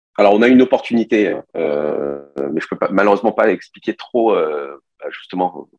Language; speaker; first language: French; early bilingual, other home language; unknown